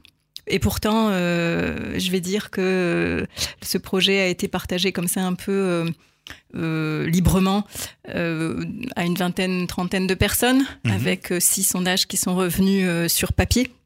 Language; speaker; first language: French; native; French